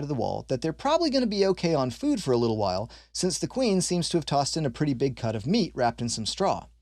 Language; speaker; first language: English; native; English